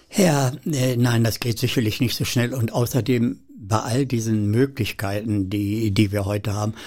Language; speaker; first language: German; native; German